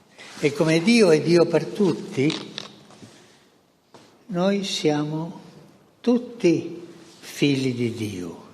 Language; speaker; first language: Italian; non-native, fluent; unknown